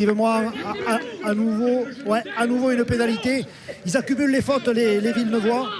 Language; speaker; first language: French; native; French